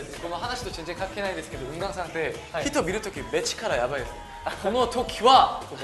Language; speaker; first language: Japanese; non-native, fluent; Korean